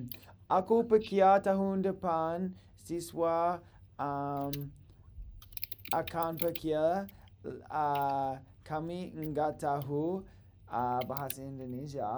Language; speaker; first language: Indonesian; non-native, learner; English